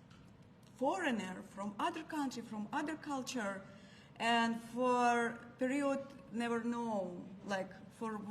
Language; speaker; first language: English; non-native, learner; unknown